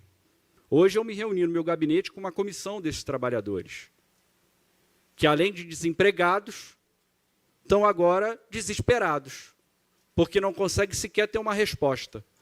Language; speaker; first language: Portuguese; native; Portuguese